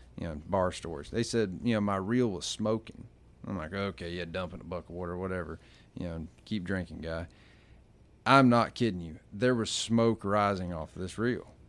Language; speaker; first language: English; native; English